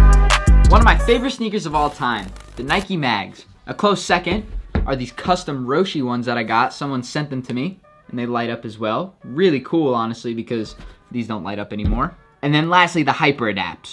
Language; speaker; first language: English; native; English